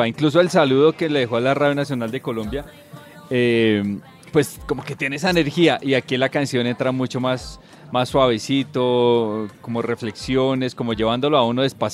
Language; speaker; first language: Spanish; native; Spanish